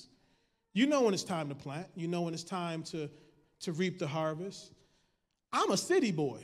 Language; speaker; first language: English; native; English